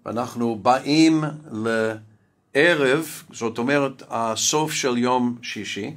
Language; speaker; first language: Hebrew; non-native, fluent; English